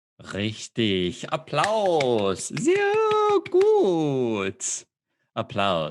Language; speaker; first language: German; non-native, fluent; English